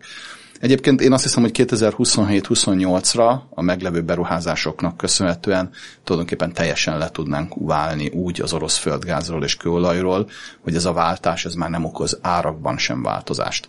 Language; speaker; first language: Hungarian; native; Hungarian